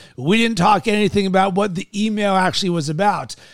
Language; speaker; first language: English; native; English